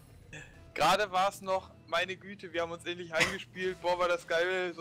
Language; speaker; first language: German; native; German